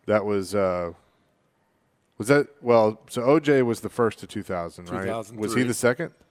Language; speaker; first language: English; native; English